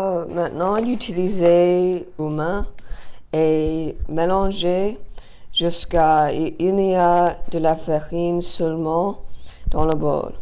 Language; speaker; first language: French; non-native, learner; English